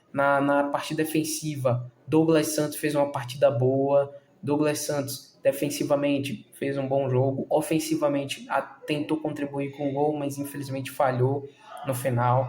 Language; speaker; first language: Portuguese; native; Portuguese